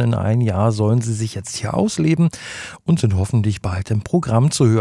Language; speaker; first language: German; native; German